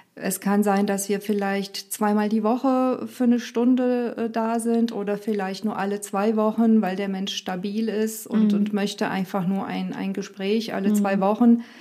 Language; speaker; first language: German; early bilingual, other home language; Romanian